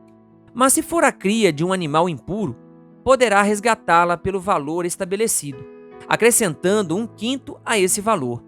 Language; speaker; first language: Portuguese; native; Portuguese